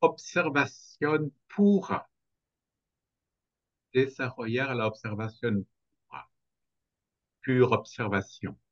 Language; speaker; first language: Spanish; non-native, fluent; French